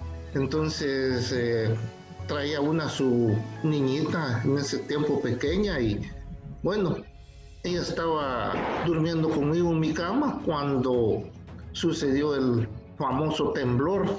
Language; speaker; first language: Spanish; native; Spanish